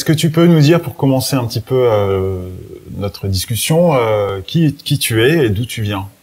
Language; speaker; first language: French; native; French